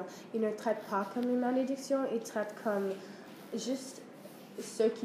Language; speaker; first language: French; non-native, learner; English